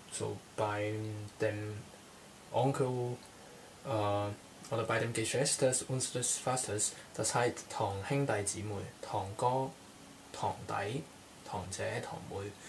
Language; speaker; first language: German; non-native, learner; Cantonese